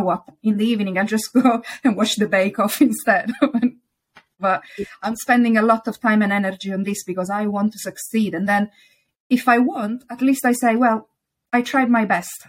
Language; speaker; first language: English; non-native, fluent; Italian